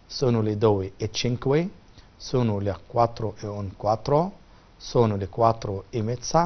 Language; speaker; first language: Italian; non-native, fluent; Arabic